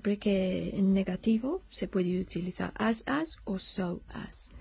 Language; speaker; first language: Spanish; non-native, fluent; English